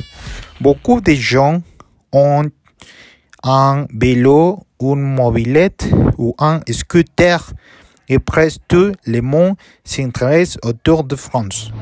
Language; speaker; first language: French; non-native, learner; Spanish